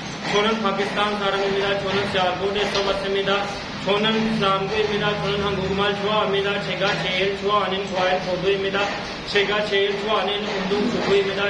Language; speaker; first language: Korean; non-native, learner; Punjabi